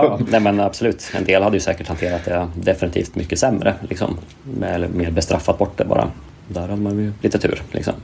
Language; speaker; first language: Swedish; native; Swedish